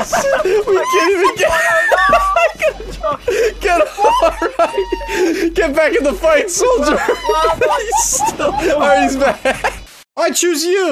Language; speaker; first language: English; native; English